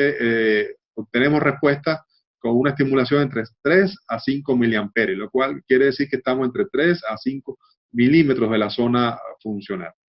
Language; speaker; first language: Spanish; native; Spanish